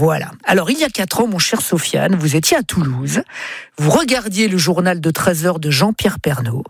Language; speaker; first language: French; native; French